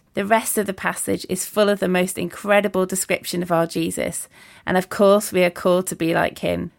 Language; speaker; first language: English; native; English